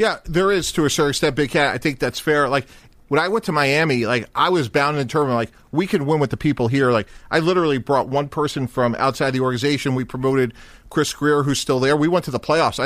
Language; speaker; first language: English; native; English